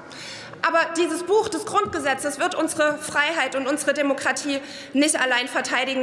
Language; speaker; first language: German; early bilingual, other home language; Arabic